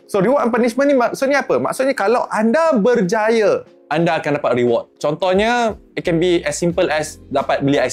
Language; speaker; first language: Malay; native; Malay